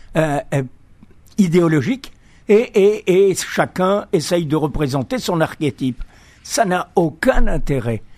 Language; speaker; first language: French; native; French